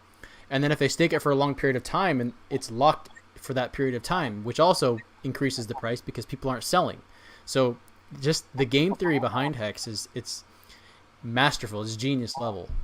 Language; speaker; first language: English; native; English